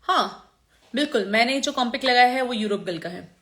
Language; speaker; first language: Hindi; non-native, local second language; Gujarati